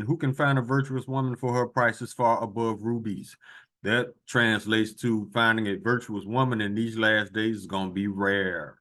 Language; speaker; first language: English; native; English